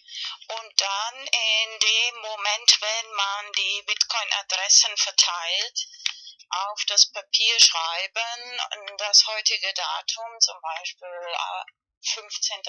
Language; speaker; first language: German; non-native, fluent; Spanish